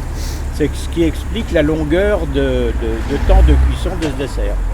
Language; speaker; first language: French; native; French